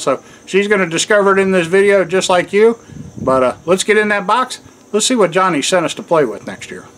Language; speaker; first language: English; native; English